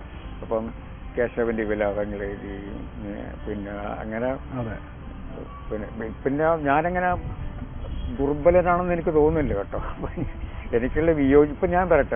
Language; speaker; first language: Malayalam; native; Malayalam